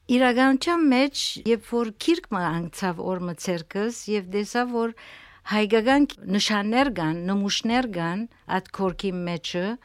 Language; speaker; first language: Armenian; early bilingual, heritage; Armenian